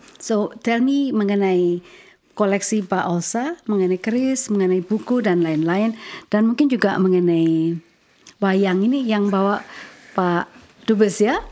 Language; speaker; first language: Indonesian; native; Indonesian